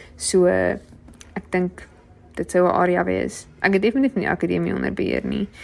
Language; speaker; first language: Afrikaans; native; Afrikaans